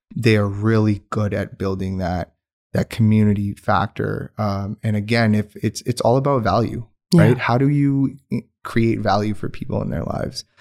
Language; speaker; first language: English; non-native, local second language; Urdu